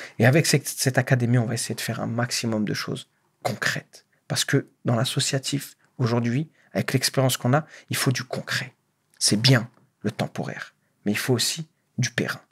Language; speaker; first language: French; native; French